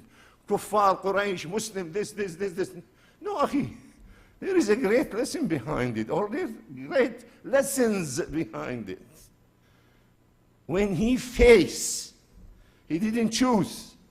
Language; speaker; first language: English; non-native, fluent; Arabic